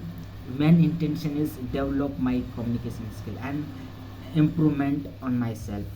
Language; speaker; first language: English; non-native, learner; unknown